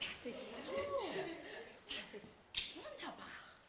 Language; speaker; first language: German; non-native, fluent; Portuguese